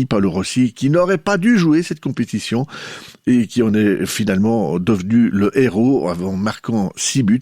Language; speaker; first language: French; native; French